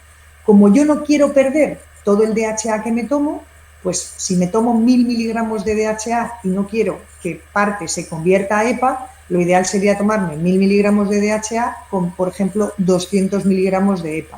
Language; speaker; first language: Spanish; native; Spanish